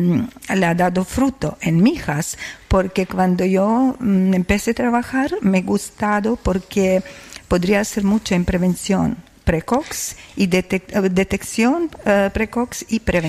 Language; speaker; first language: Spanish; non-native, learner; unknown